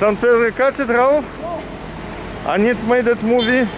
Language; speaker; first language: English; non-native, learner; Russian